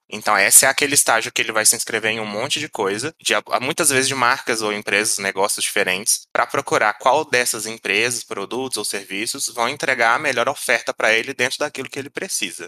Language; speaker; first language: Portuguese; native; Portuguese